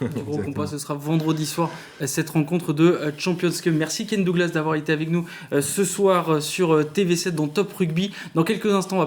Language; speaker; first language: French; native; French